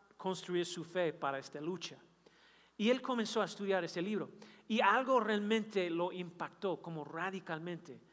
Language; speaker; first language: Spanish; non-native, fluent; English